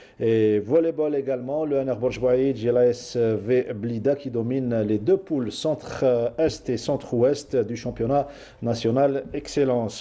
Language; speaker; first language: French; non-native, local second language; Arabic